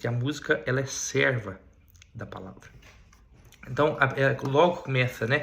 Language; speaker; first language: Portuguese; native; Portuguese